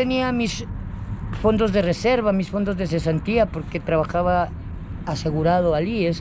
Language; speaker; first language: Spanish; native; Spanish